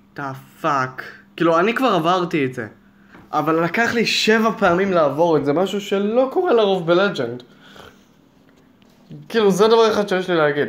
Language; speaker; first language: Hebrew; native; Hebrew